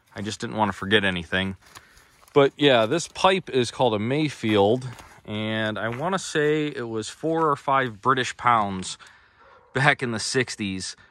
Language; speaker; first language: English; native; English